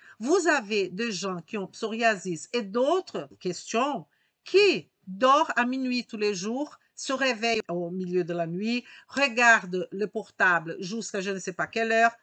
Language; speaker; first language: French; native; French